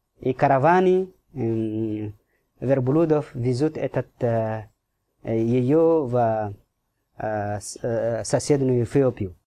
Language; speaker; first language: Russian; non-native, fluent; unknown